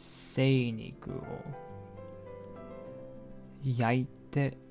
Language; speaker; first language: Japanese; non-native, learner; English